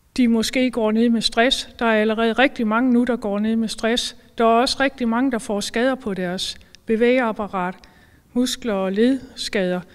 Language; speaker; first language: Danish; native; Danish